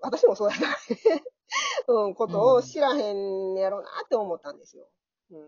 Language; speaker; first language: Japanese; native; Japanese